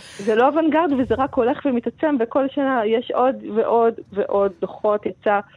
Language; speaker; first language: Hebrew; native; Hebrew